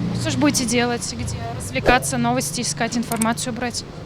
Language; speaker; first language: Russian; native; Russian